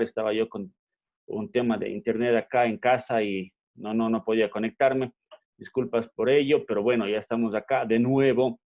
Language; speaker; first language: Spanish; native; Spanish